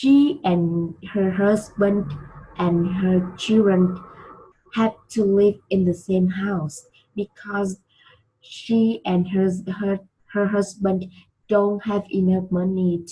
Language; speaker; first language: English; non-native, learner; Vietnamese